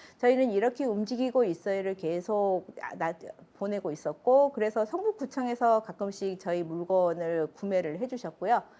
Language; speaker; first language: Korean; native; Korean